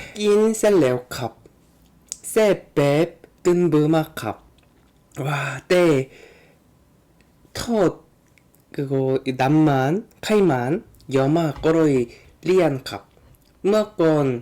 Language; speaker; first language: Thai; non-native, fluent; Korean